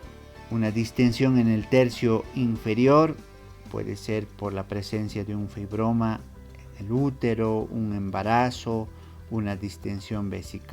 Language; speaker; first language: Spanish; native; Spanish